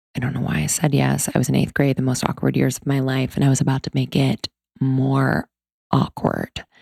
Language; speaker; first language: English; native; English